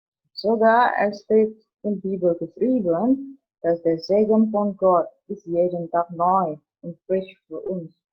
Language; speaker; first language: German; non-native, learner; Indonesian